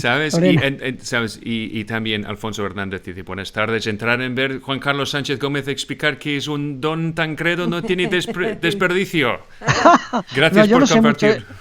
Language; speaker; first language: Spanish; non-native, fluent; English